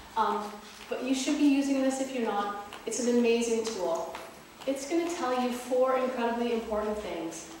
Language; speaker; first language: English; native; English